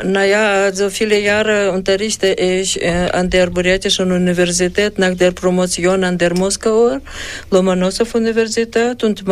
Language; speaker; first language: German; non-native, fluent; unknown